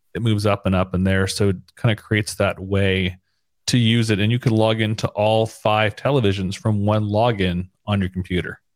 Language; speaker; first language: English; native; English